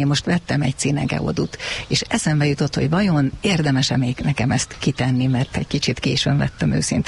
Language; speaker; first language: Hungarian; native; Hungarian